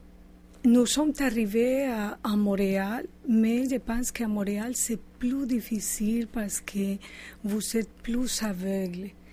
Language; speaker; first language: French; non-native, learner; Spanish